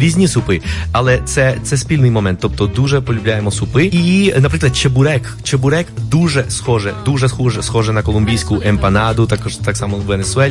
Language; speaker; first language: Ukrainian; non-native, fluent; Spanish